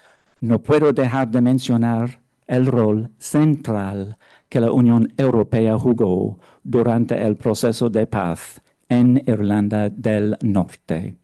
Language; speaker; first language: Spanish; non-native, fluent; English